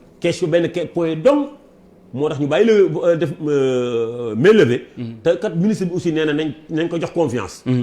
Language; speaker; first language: Wolof; native; Wolof